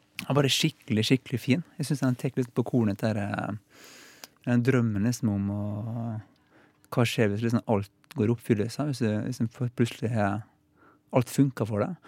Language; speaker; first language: Norwegian; native; Norwegian